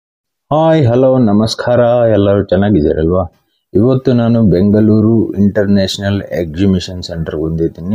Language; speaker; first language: Kannada; native; Kannada